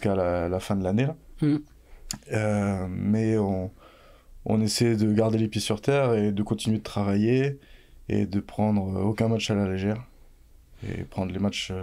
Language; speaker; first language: French; native; French